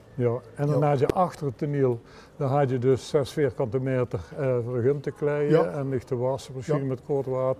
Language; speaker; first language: Dutch; native; Dutch